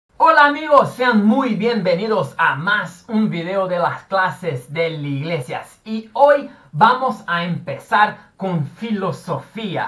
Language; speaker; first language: Spanish; non-native, fluent; Portuguese